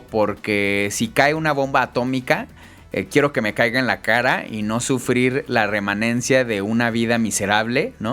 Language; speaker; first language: Spanish; native; Spanish